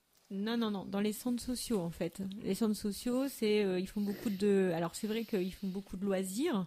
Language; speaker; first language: French; native; French